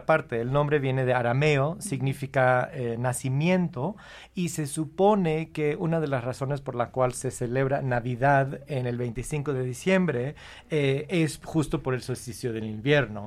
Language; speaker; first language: Spanish; non-native, fluent; English